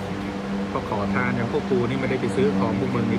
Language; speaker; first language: Thai; native; Thai